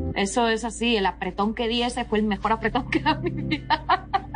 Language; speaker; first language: Spanish; native; Spanish